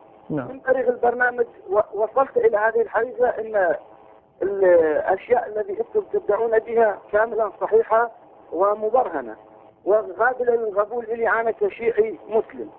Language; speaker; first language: Arabic; non-native, learner; Persian